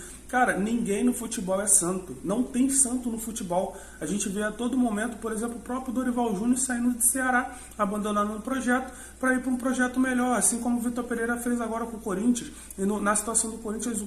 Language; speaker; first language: Portuguese; native; Portuguese